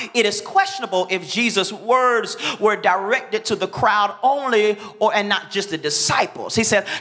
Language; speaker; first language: English; native; English